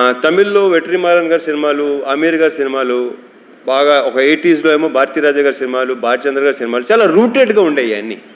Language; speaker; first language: Telugu; native; Telugu